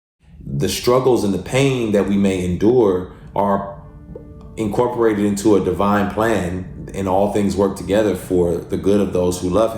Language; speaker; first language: English; native; English